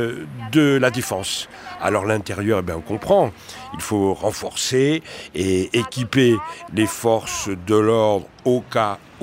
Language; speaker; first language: French; native; French